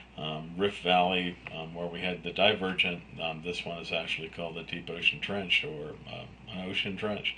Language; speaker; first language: English; native; English